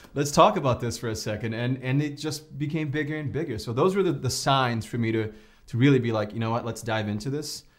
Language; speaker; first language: English; non-native, fluent; Portuguese